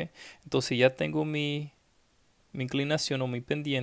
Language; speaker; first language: Spanish; early bilingual, heritage; English